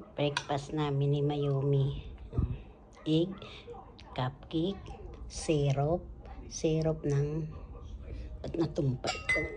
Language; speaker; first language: Filipino; native; Filipino